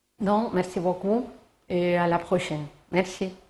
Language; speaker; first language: French; non-native, learner; Spanish